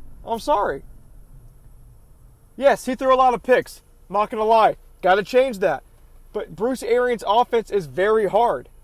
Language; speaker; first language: English; native; English